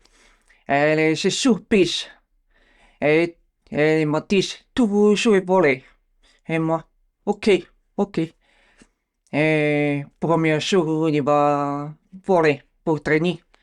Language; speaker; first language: French; non-native, learner; Bulgarian